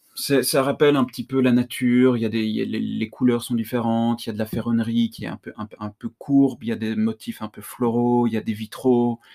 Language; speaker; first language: French; native; French